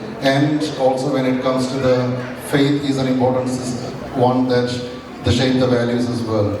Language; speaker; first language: English; non-native, local second language; Malayalam